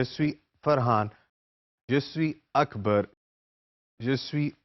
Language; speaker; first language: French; non-native, fluent; Urdu